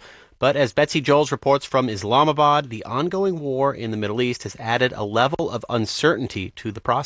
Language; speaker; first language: English; native; English